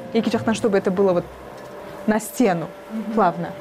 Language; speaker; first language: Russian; non-native, local second language; Kyrgyz